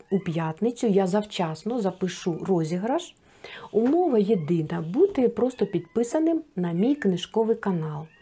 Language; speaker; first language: Ukrainian; non-native, local second language; Russian